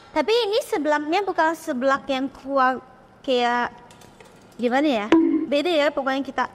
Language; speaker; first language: Indonesian; non-native, fluent; Japanese